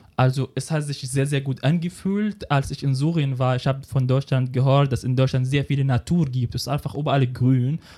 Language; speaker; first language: German; non-native, fluent; Arabic